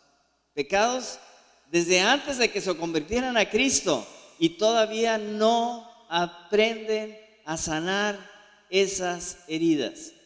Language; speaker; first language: Spanish; native; Spanish